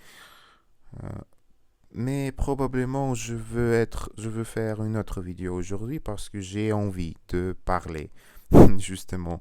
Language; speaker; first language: French; non-native, learner; Russian